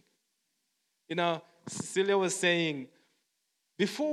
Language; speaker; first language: English; non-native, local second language; Shona